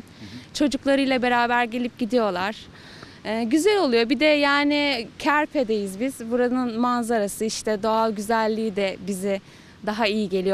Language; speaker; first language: Turkish; native; Turkish